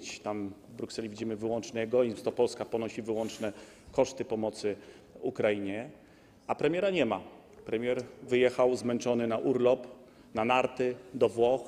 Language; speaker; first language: Polish; native; Polish